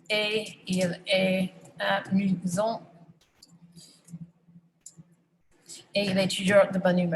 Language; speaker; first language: French; non-native, fluent; English